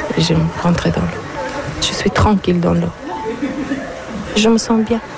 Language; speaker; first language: French; non-native, learner; Persian